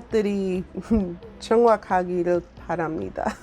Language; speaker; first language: Korean; non-native, learner; English